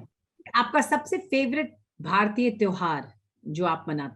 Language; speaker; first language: Hindi; native; Hindi